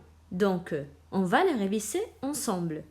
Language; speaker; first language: French; non-native, fluent; Spanish